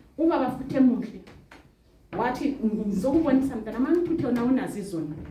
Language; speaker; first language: Zulu; non-native, local second language; Xhosa